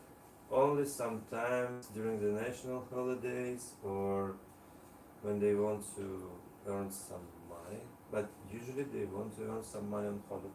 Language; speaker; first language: English; non-native, learner; Russian